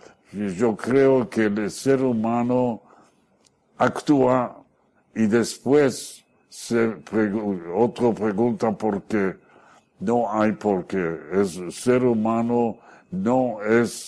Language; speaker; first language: Spanish; non-native, fluent; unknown